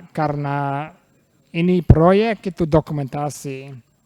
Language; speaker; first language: Indonesian; non-native, fluent; English